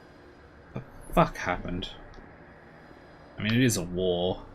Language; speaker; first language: English; native; English